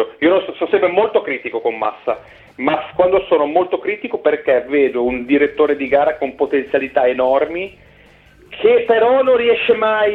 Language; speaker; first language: Italian; native; Italian